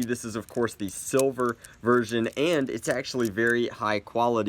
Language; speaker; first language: English; native; English